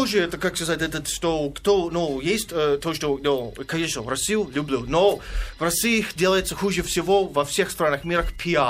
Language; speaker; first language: Russian; non-native, fluent; English